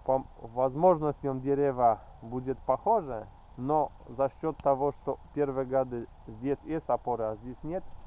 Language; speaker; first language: Russian; non-native, fluent; Polish